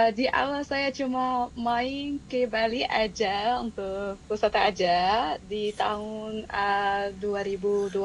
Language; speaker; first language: Indonesian; non-native, fluent; Arabic